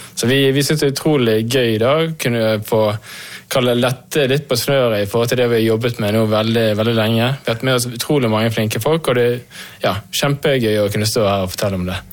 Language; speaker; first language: Norwegian; native; Norwegian